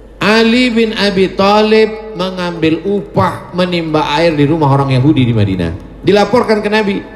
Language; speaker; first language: Indonesian; native; Indonesian